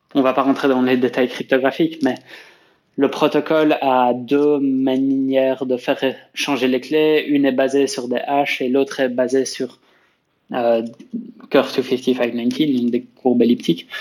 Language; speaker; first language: French; native; French